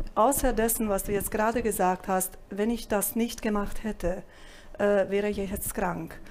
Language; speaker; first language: German; non-native, fluent; Italian